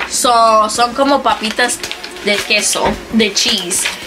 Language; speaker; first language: Spanish; native; Spanish